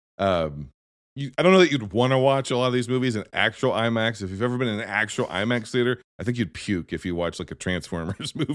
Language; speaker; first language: English; native; English